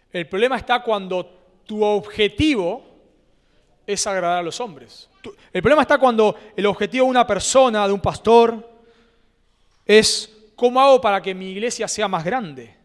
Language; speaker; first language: Spanish; native; Spanish